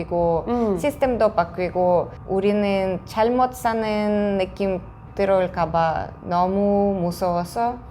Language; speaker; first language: Korean; non-native, fluent; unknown